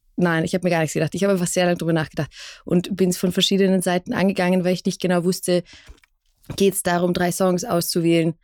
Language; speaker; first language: German; native; German